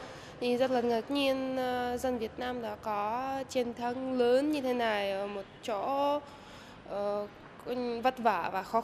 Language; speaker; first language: Vietnamese; non-native, fluent; Russian